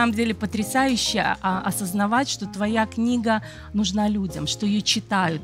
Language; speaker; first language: Russian; native; Russian